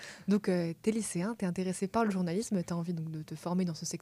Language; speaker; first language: French; native; French